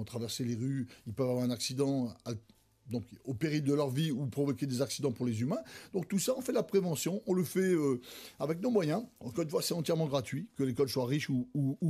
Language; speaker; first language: French; native; French